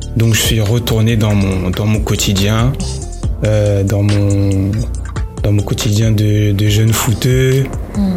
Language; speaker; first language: French; native; French